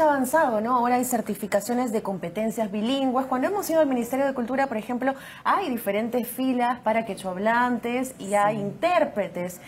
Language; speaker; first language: Spanish; native; Spanish